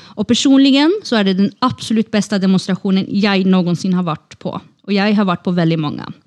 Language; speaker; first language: Norwegian; non-native, fluent; Kurdish